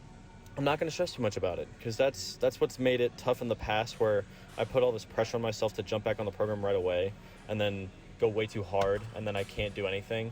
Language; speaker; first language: English; native; English